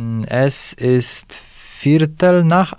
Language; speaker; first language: German; non-native, learner; Polish